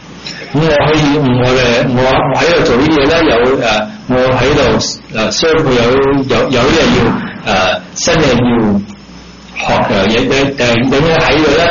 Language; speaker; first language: Chinese; early bilingual, heritage; Cantonese